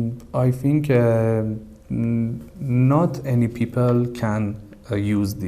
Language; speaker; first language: English; non-native, learner; Persian